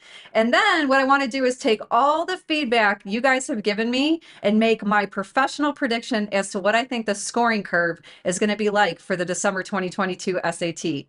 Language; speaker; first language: English; native; English